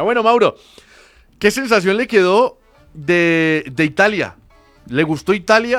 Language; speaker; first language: Spanish; native; Spanish